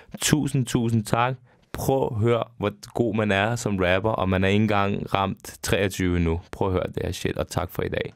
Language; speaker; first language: Danish; early bilingual, other home language; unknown